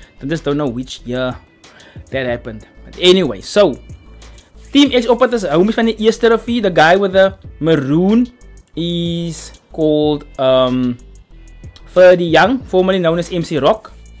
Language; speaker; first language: English; non-native, local second language; Afrikaans